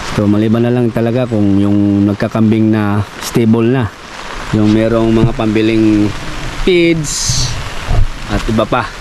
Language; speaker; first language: Filipino; non-native, local second language; Cebuano